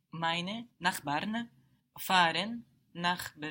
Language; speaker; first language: German; non-native, learner; English